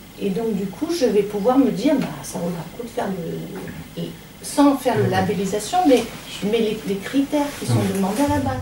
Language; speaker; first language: French; native; French